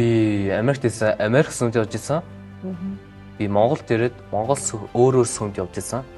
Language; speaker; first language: Mongolian; early bilingual, heritage; Mongolian